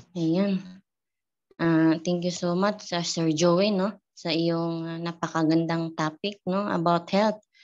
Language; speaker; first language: Filipino; non-native, local second language; Cebuano